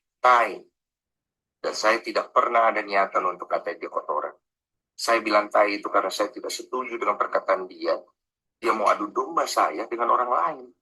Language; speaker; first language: Indonesian; native; Indonesian